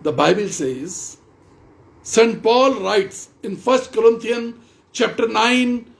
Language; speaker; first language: English; non-native, local second language; Hindi